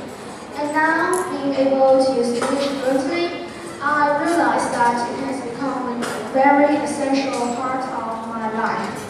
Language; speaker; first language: English; non-native, fluent; Vietnamese